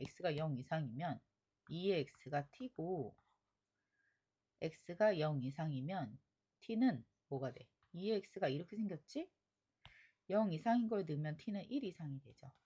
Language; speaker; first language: Korean; native; Korean